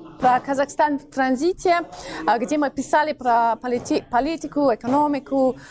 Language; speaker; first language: Russian; non-native, fluent; English